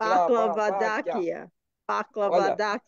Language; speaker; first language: Greek; non-native, learner; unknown